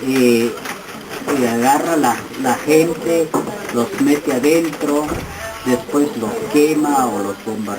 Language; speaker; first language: Spanish; non-native, local second language; Kʼicheʼ